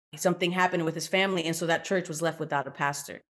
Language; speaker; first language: English; native; English